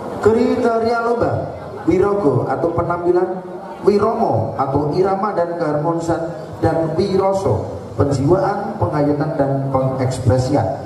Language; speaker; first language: Indonesian; non-native, local second language; Javanese